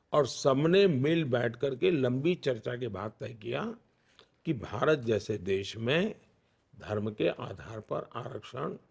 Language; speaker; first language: Hindi; non-native, local second language; Gujarati